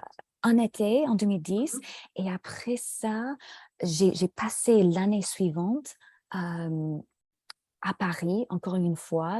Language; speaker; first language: French; non-native, fluent; English